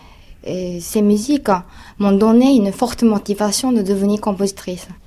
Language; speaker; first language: French; non-native, fluent; Japanese